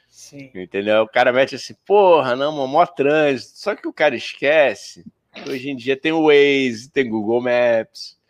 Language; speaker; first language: Portuguese; native; Portuguese